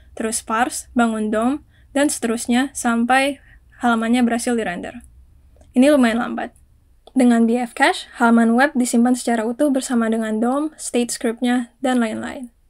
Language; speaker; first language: Indonesian; native; Indonesian